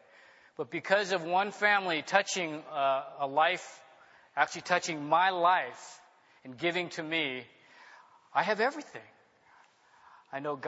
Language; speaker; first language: English; native; English